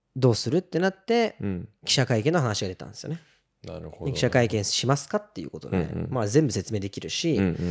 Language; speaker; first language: Japanese; early bilingual, other home language; Portuguese